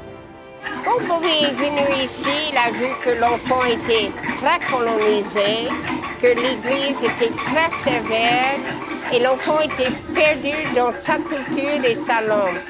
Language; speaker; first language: French; non-native, local second language; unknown